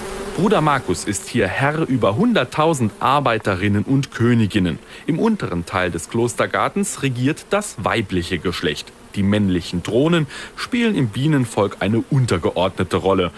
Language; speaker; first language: German; native; German